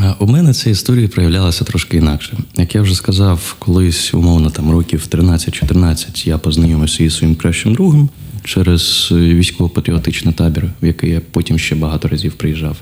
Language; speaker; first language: Ukrainian; non-native, local second language; Russian